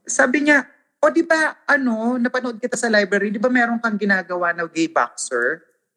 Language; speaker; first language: Filipino; non-native, local second language; Waray